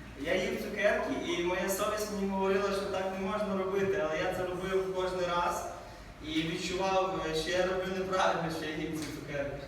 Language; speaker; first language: Ukrainian; native; Ukrainian